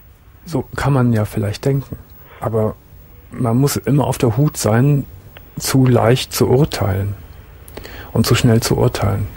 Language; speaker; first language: German; native; German